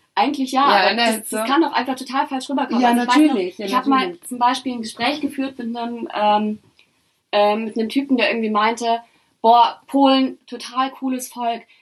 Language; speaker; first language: German; early bilingual, other home language; Polish